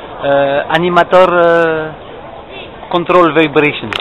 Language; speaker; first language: English; non-native, fluent; French